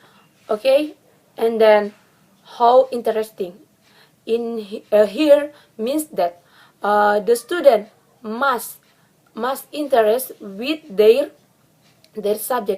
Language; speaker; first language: English; non-native, learner; Indonesian